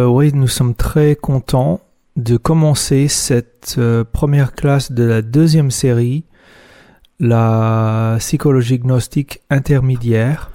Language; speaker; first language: French; non-native, fluent; English